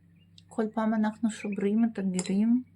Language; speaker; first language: Hebrew; non-native, fluent; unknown